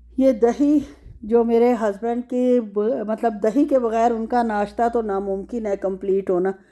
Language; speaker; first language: Urdu; native; Urdu